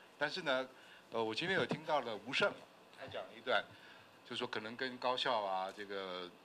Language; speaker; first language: Chinese; native; Chinese